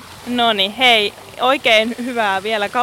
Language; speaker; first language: Finnish; native; Finnish